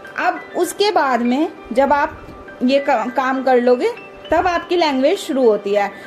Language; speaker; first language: Hindi; native; Hindi